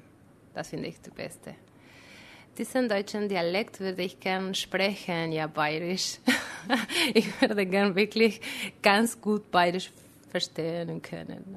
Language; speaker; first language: German; non-native, fluent; Spanish